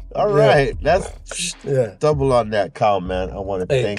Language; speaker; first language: English; native; English